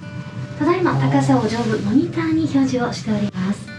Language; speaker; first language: Japanese; native; Japanese